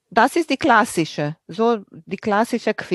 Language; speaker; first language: German; native; German